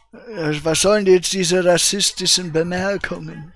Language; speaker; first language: German; native; German